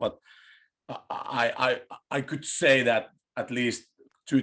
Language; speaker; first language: English; non-native, fluent; Spanish